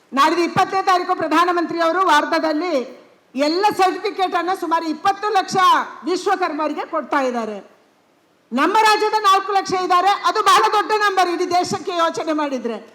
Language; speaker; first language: Kannada; non-native, local second language; Tulu